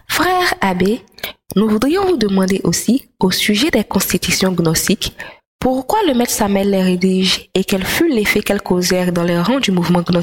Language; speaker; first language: French; non-native, fluent; Spanish